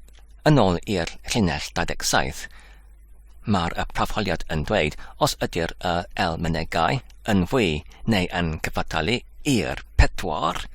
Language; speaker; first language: Welsh; non-native, learner; English